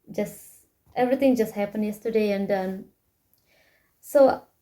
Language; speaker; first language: English; non-native, fluent; Indonesian